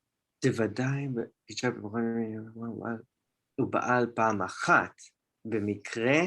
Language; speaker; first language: Hebrew; non-native, fluent; English